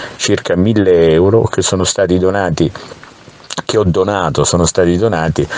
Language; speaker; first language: Italian; native; Italian